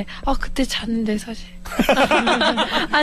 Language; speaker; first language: Korean; early bilingual, heritage; Korean